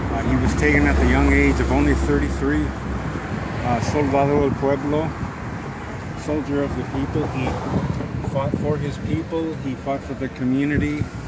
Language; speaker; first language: English; native; English